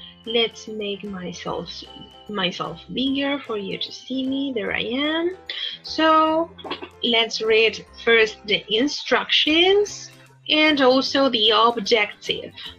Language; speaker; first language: English; non-native, fluent; Spanish